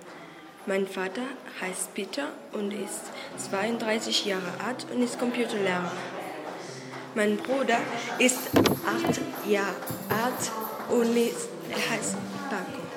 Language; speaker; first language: German; non-native, learner; Spanish